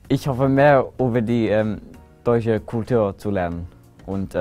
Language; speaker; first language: German; non-native, learner; English